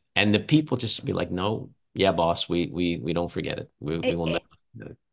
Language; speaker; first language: English; native; English